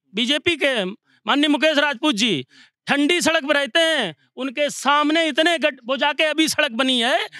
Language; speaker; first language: Hindi; native; Hindi